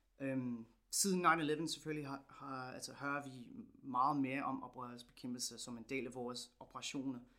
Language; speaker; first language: Danish; non-native, fluent; English